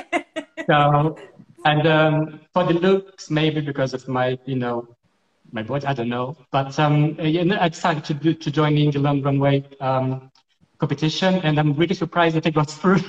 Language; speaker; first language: English; non-native, fluent; Portuguese